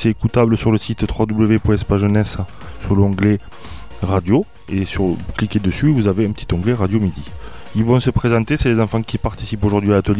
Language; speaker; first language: French; native; French